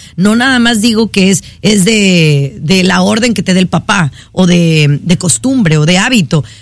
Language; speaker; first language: Spanish; native; Spanish